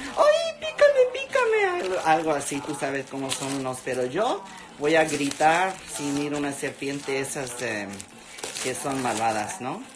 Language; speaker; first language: Spanish; early bilingual, other home language; English